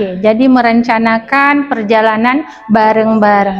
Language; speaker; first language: Indonesian; native; Indonesian